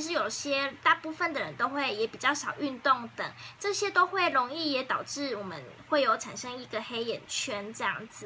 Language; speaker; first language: Chinese; native; Chinese